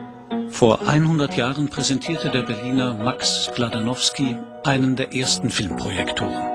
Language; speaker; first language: German; native; German